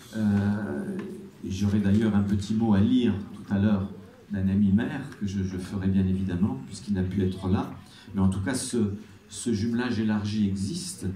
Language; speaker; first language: French; native; French